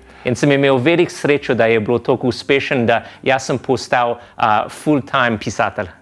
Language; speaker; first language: Slovenian; non-native, fluent; English